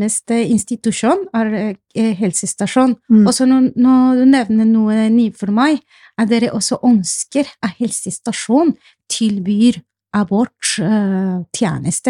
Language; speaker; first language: Norwegian; non-native, fluent; Spanish